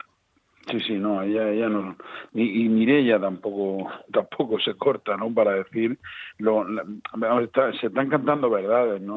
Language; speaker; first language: Spanish; native; Spanish